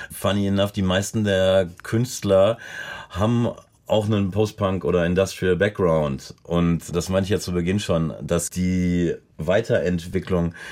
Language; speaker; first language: German; native; German